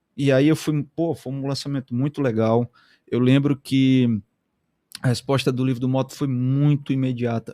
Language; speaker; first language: Portuguese; native; Portuguese